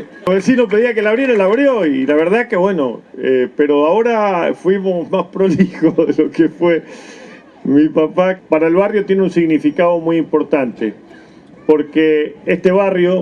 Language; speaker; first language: Spanish; native; Spanish